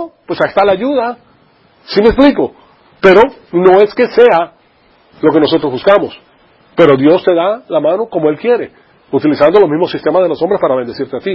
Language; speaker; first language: Spanish; native; Spanish